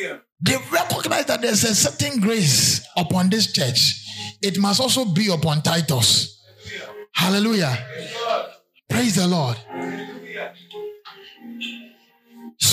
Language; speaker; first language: English; non-native, local second language; Akan